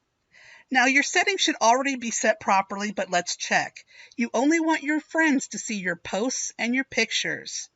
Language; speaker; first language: English; native; English